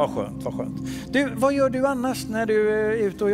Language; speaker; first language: Swedish; native; Swedish